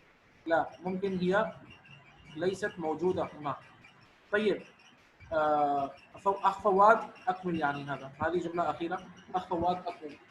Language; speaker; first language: Arabic; non-native, fluent; Urdu